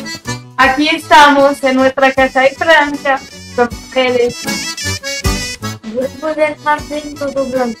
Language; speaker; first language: Spanish; non-native, learner; French